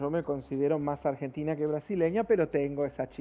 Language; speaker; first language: Spanish; early bilingual, other home language; Portuguese